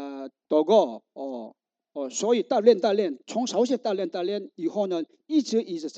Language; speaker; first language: Chinese; non-native, learner; Korean